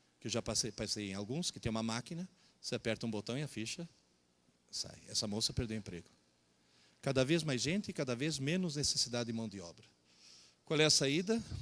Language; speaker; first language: Portuguese; early bilingual, other home language; Italian